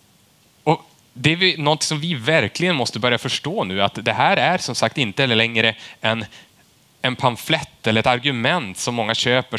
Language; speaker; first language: Swedish; native; Swedish